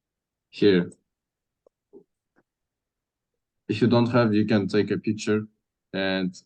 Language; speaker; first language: English; non-native, fluent; Russian